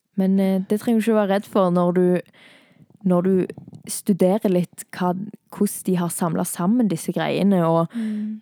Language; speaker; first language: Norwegian; native; Norwegian